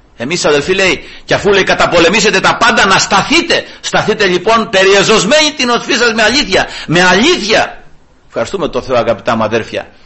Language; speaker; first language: Greek; early bilingual, heritage; Greek